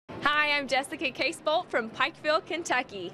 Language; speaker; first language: English; native; English